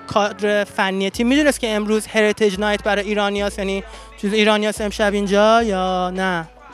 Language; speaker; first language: Persian; native; Persian